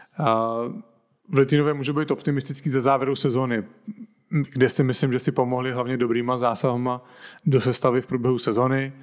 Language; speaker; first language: Czech; native; Czech